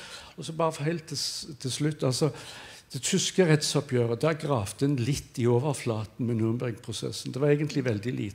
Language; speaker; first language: Norwegian; native; Norwegian